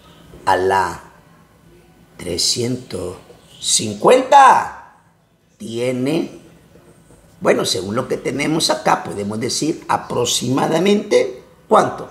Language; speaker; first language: Spanish; native; Spanish